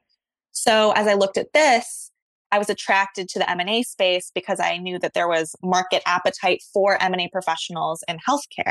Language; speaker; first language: English; native; English